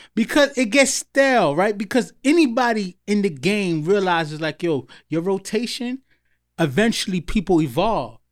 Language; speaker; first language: English; early bilingual, other home language; Haitian Creole